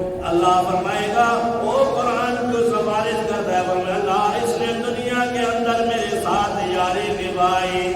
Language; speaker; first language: Urdu; native; Urdu